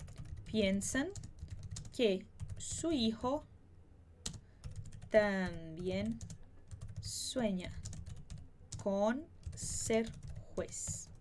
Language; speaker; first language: Spanish; non-native, fluent; Portuguese